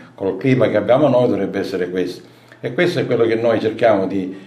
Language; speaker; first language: Italian; native; Italian